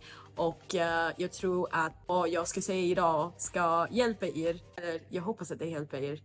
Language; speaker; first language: Swedish; non-native, fluent; English